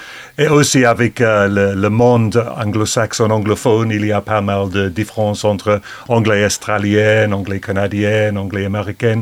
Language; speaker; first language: French; non-native, fluent; English